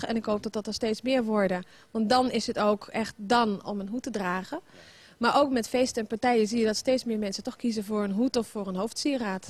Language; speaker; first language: Dutch; native; Dutch